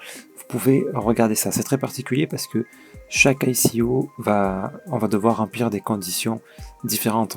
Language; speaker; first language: French; native; French